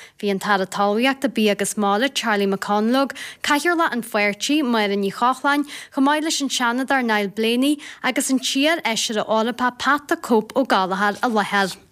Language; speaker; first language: Irish; native; Irish